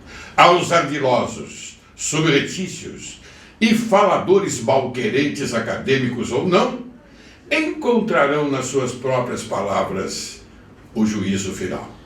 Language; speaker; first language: Portuguese; native; Portuguese